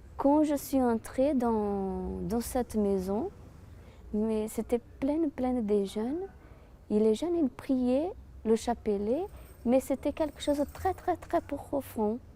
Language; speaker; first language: French; non-native, fluent; Portuguese